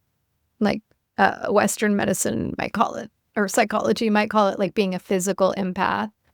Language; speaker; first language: English; native; English